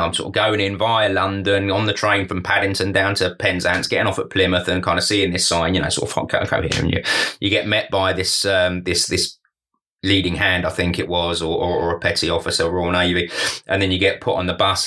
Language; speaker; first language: English; native; English